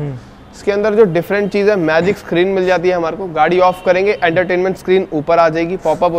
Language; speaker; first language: Hindi; native; Hindi